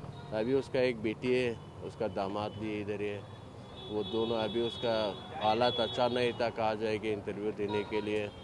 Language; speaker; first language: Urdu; non-native, learner; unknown